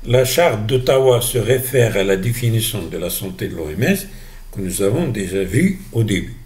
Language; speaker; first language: French; non-native, local second language; Arabic